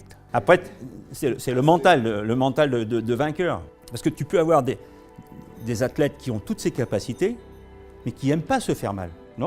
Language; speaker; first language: French; native; French